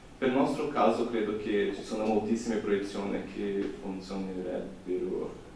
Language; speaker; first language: Italian; non-native, fluent; Portuguese